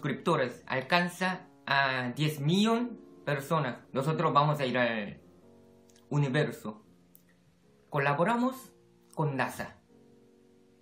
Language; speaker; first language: Spanish; non-native, fluent; Korean